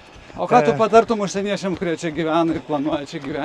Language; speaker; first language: Lithuanian; native; Lithuanian